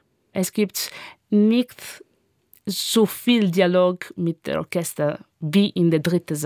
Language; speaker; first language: German; non-native, learner; Italian